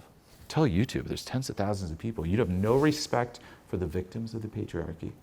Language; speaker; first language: English; non-native, fluent; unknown